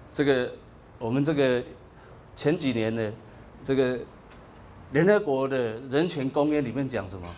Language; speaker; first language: Chinese; native; Chinese